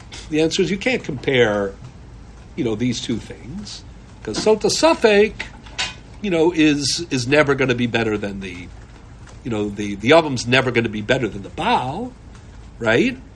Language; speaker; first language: English; native; English